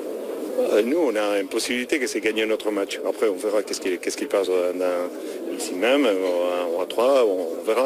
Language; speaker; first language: French; non-native, fluent; Spanish